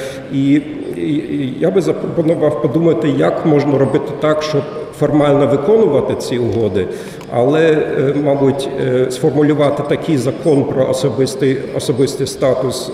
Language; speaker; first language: Ukrainian; non-native, fluent; German